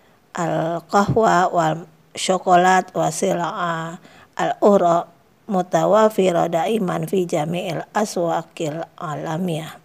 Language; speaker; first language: Arabic; non-native, learner; Indonesian